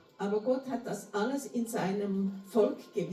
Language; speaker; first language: German; non-native, fluent; Portuguese